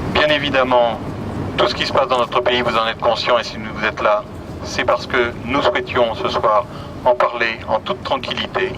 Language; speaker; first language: French; native; French